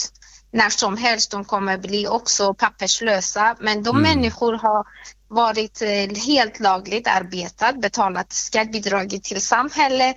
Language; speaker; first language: Swedish; non-native, fluent; Persian